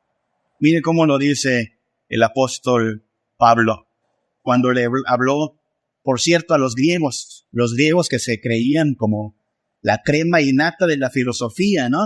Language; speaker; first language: Spanish; native; Spanish